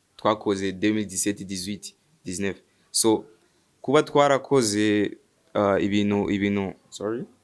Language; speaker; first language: Rundi; early bilingual, heritage; Rundi